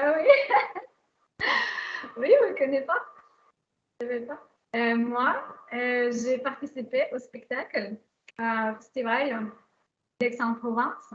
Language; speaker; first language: French; non-native, fluent; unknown